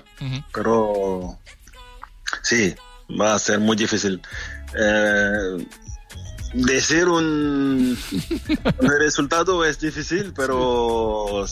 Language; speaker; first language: Spanish; non-native, fluent; French